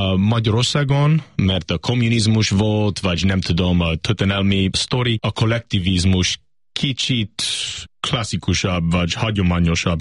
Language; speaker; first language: Hungarian; non-native, learner; English